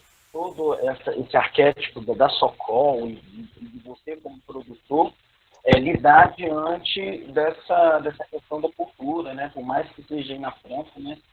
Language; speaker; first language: Portuguese; native; Portuguese